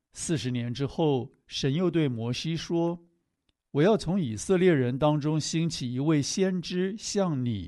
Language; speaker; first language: Chinese; native; Chinese